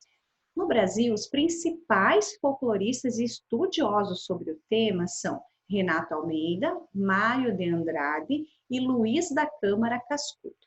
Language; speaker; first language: Portuguese; native; Portuguese